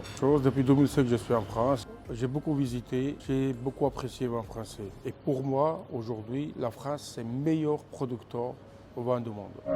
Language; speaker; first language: French; non-native, fluent; Georgian